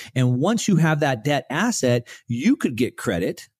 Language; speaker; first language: English; native; English